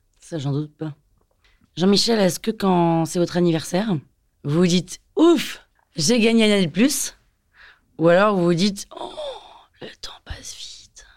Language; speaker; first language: French; native; French